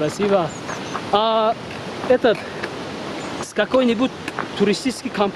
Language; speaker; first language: Russian; non-native, learner; Tajik